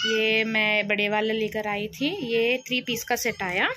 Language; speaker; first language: Hindi; non-native, local second language; Urdu